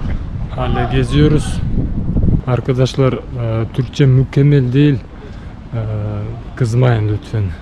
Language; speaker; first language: Turkish; non-native, learner; Bashkir